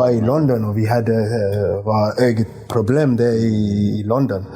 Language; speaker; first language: Swedish; non-native, fluent; English